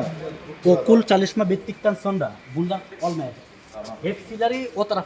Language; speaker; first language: Turkish; non-native, learner; Bangla